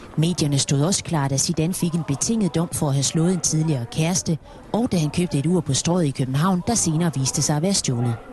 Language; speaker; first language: Danish; native; Danish